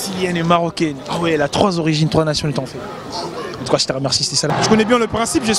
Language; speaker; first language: French; native; French